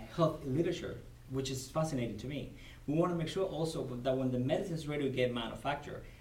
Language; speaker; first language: English; non-native, fluent; Spanish